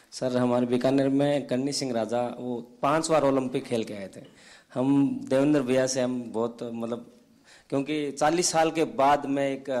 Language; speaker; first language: Hindi; native; Hindi